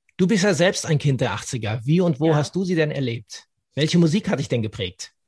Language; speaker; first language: German; native; German